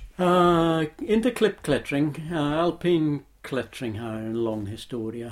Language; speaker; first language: Swedish; non-native, fluent; English